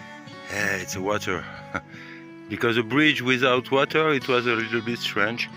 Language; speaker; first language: English; non-native, learner; French